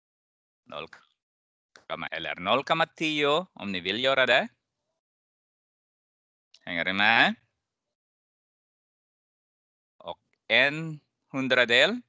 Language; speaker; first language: Swedish; non-native, fluent; Arabic